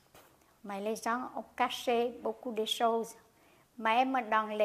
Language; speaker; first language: French; non-native, learner; Khmer